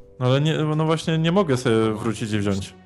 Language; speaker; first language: Polish; native; Polish